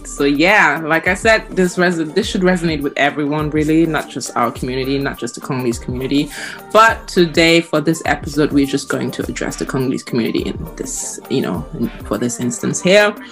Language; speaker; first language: English; non-native, fluent; Lingala